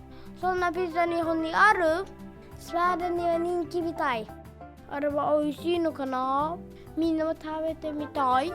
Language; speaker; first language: Japanese; early bilingual, heritage; Japanese